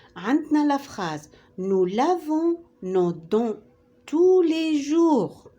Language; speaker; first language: French; non-native, local second language; Arabic